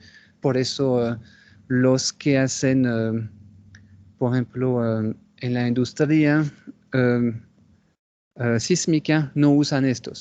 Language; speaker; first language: Spanish; non-native, fluent; French